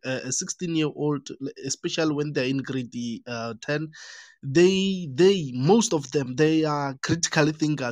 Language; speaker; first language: English; non-native, local second language; Northern Sotho